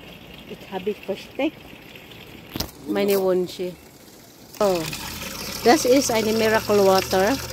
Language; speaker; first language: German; non-native, learner; Filipino